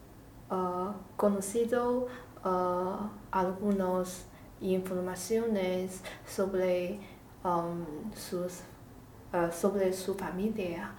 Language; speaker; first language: Spanish; non-native, learner; Chinese